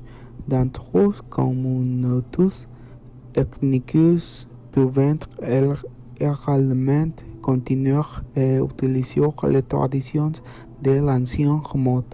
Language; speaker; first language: French; non-native, learner; Spanish